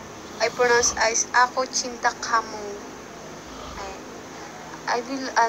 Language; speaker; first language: English; non-native, local second language; Filipino